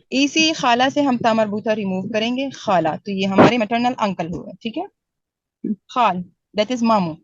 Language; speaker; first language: Urdu; native; Urdu